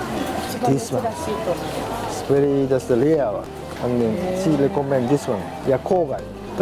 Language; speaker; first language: English; non-native, learner; Japanese